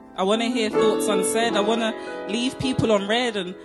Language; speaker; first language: English; native; English